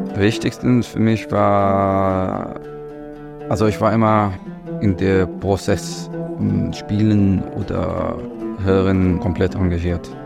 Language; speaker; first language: German; non-native, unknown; Arabic